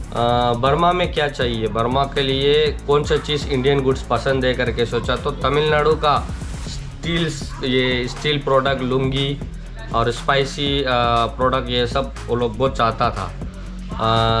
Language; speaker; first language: Hindi; non-native, local second language; Tamil